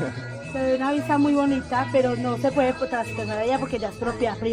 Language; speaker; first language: Spanish; native; Spanish